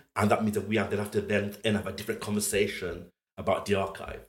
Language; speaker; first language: English; native; English